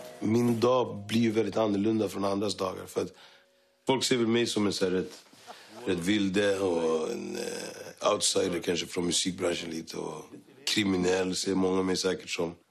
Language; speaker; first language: Swedish; native; Swedish